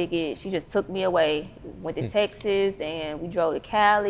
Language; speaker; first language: English; native; English